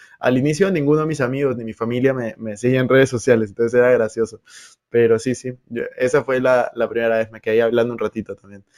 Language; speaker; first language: Spanish; native; Spanish